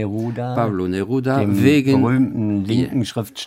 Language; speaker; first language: German; native; German